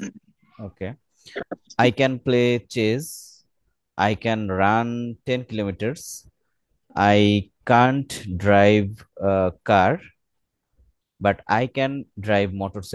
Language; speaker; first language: English; non-native, learner; Bangla